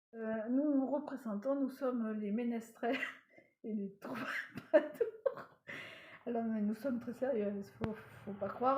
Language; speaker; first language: French; native; French